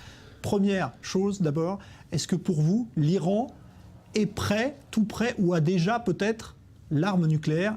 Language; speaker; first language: French; native; French